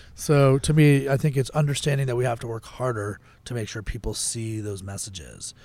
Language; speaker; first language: English; native; English